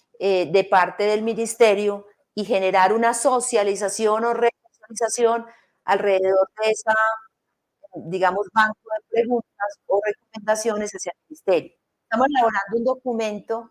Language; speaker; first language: Spanish; native; Spanish